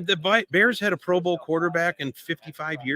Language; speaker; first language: English; native; English